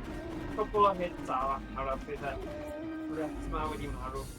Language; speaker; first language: Welsh; native; Welsh